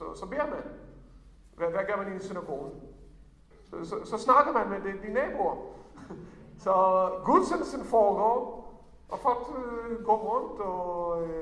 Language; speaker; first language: Danish; non-native, fluent; Hebrew